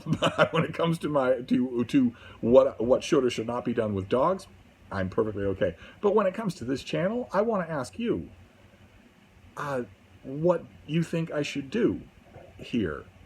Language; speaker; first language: English; native; English